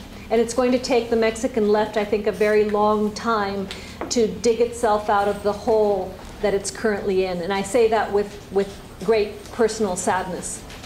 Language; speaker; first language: English; non-native, fluent; Spanish